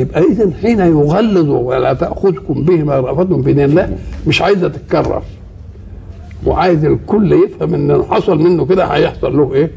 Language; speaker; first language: Arabic; native; Arabic